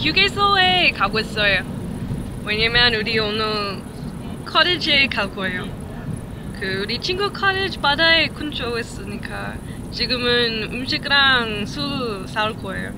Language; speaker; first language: Korean; non-native, learner; English